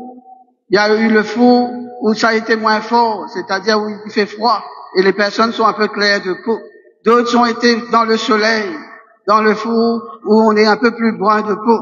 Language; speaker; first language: French; non-native, local second language; Morisyen